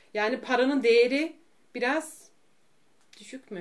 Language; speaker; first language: Turkish; early bilingual, heritage; Turkish